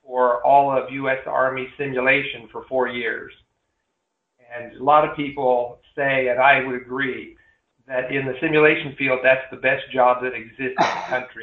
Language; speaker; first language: English; native; English